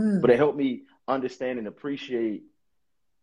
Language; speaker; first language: English; native; English